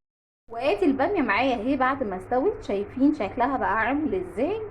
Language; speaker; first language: Arabic; native; Arabic